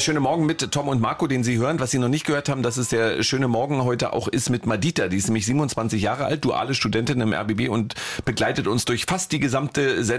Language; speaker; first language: German; native; German